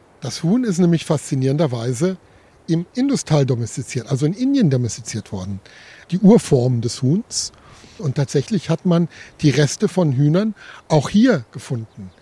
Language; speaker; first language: German; native; German